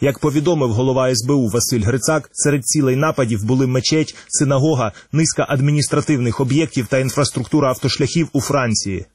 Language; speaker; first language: Ukrainian; native; Ukrainian